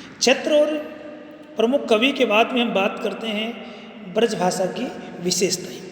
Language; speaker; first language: Hindi; native; Hindi